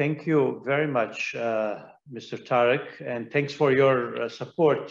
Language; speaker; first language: English; non-native, fluent; Turkish